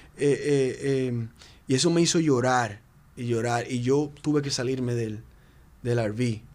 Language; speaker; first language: Spanish; native; Spanish